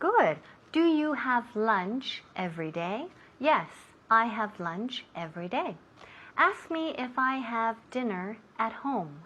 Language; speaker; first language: English; non-native, fluent; Spanish